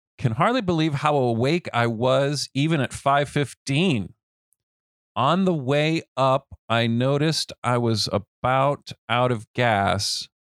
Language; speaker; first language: English; native; English